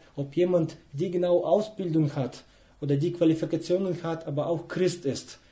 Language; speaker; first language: German; non-native, fluent; Russian